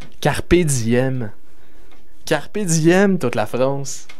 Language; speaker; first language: French; native; French